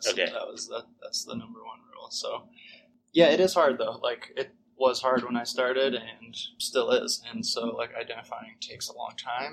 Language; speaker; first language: English; native; English